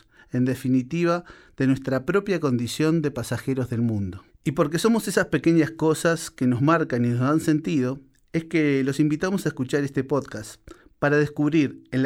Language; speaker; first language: Spanish; native; Spanish